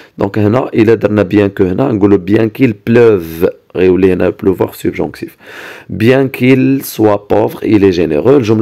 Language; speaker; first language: French; non-native, local second language; Arabic